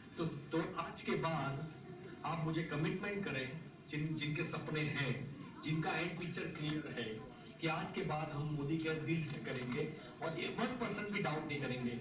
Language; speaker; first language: Hindi; non-native, local second language; Gujarati